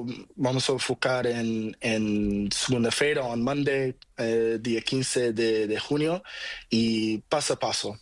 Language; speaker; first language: Spanish; non-native, learner; Portuguese